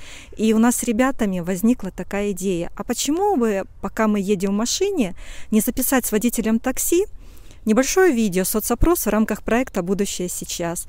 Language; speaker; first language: Russian; native; Russian